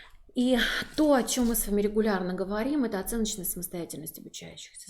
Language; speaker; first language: Russian; native; Russian